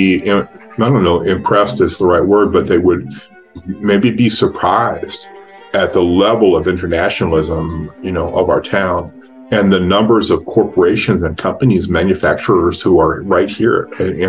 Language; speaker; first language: English; native; English